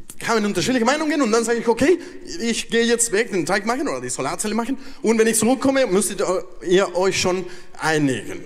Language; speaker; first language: German; non-native, fluent; Spanish